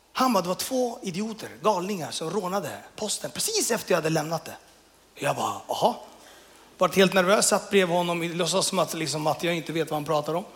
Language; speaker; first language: Swedish; early bilingual, other home language; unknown